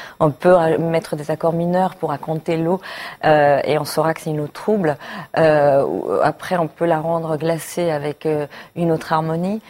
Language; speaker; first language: French; early bilingual, other home language; Hebrew